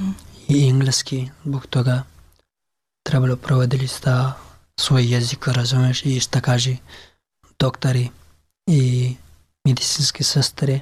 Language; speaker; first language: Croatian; non-native, learner; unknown